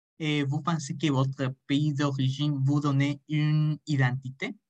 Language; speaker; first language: French; non-native, learner; Spanish